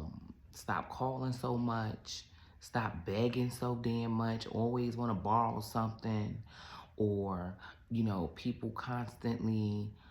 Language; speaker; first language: English; native; English